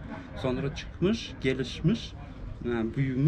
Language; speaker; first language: Turkish; non-native, fluent; Russian